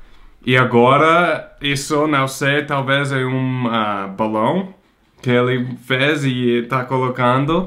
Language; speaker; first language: Portuguese; non-native, fluent; English